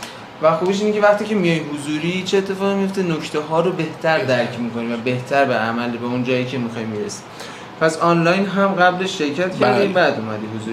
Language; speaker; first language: Persian; native; Persian